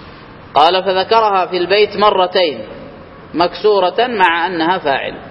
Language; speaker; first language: Arabic; native; Arabic